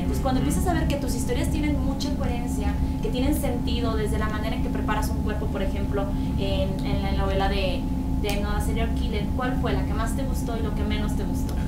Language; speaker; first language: Spanish; native; Spanish